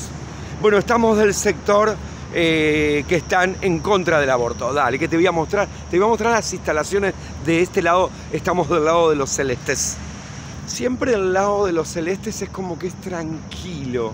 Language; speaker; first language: Spanish; native; Spanish